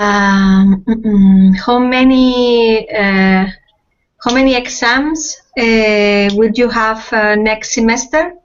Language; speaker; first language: English; non-native, learner; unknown